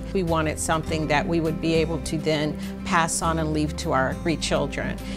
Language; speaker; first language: English; native; English